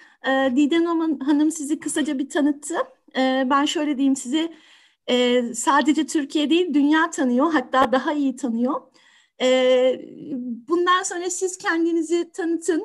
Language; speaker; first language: Turkish; native; Turkish